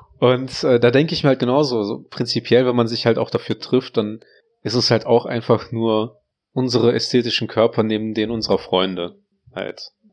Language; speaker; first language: German; early bilingual, other home language; Russian